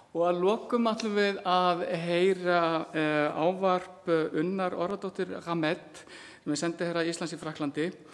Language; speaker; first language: Icelandic; native; Icelandic